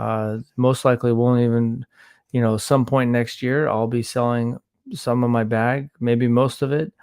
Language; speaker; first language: English; native; English